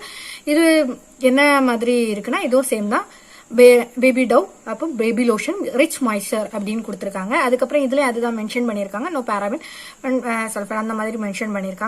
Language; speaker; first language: Tamil; native; Tamil